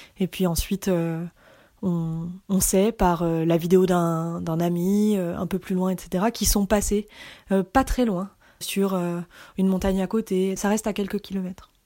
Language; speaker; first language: French; native; French